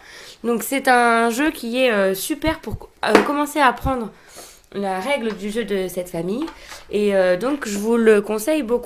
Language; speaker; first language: French; native; French